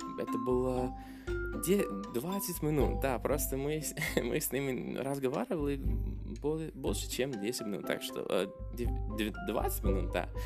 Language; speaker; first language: Russian; non-native, fluent; English